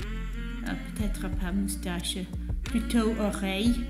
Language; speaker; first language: French; non-native, fluent; English